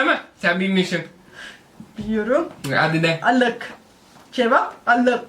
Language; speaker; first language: Turkish; non-native, learner; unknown